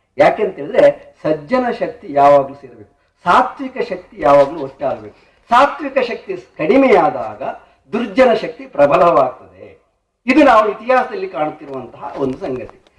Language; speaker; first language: Kannada; non-native, local second language; Tulu